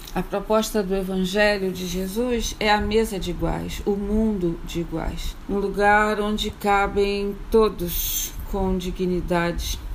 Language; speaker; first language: Portuguese; native; Portuguese